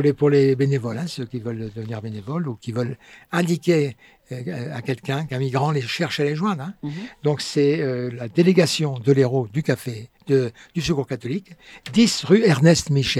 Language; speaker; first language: French; native; French